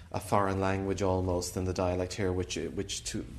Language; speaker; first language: English; native; English